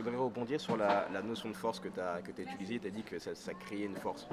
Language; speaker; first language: French; native; French